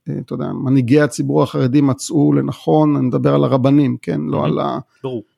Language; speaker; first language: Hebrew; native; Hebrew